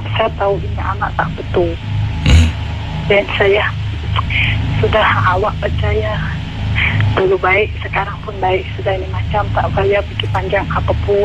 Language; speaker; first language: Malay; non-native, learner; Indonesian